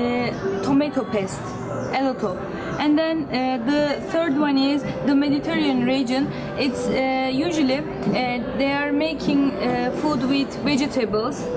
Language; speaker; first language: English; non-native, learner; Turkish